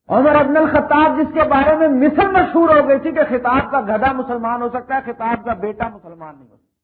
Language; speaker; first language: Urdu; native; Urdu